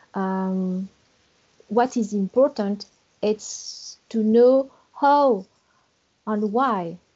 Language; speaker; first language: English; non-native, learner; French